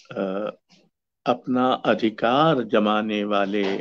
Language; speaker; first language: Hindi; native; Hindi